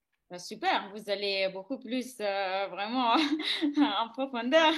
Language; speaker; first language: French; non-native, fluent; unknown